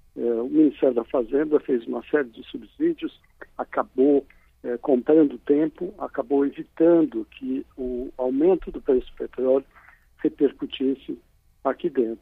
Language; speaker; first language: Portuguese; native; Portuguese